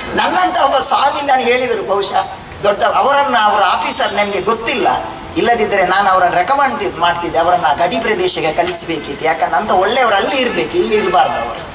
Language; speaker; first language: Kannada; non-native, local second language; Tulu